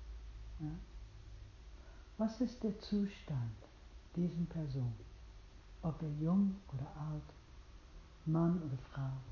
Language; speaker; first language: German; non-native, fluent; English